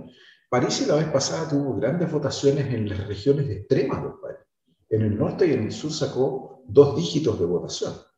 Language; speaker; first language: Spanish; native; Spanish